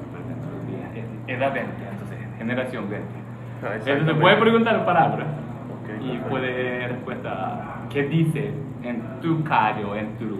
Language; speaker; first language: Spanish; non-native, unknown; Japanese